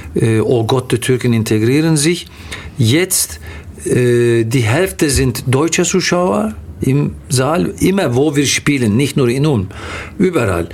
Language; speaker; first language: German; non-native, fluent; Turkish